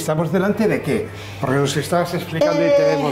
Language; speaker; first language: Spanish; native; Spanish